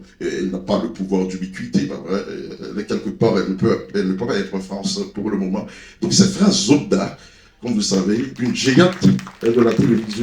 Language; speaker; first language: French; non-native, local second language; Haitian Creole